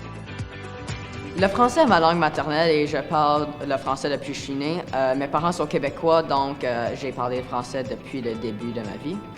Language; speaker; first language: French; native; French